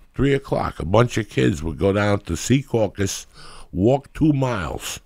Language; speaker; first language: English; native; English